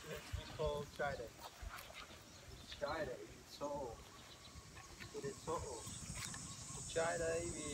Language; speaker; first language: English; non-native, learner; Khmer